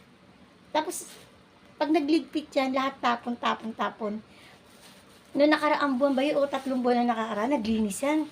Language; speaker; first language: Filipino; native; Filipino